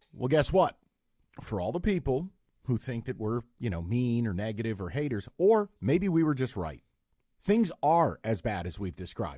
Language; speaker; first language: English; native; English